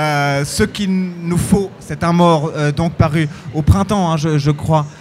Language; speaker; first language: French; native; French